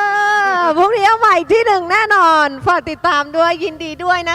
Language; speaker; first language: Thai; native; Thai